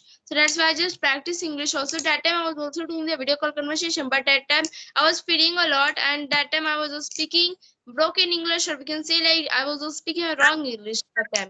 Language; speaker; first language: English; non-native, learner; Hindi